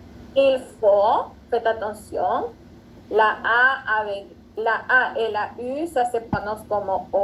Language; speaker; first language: French; non-native, fluent; Spanish